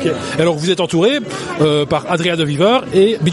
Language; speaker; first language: French; native; French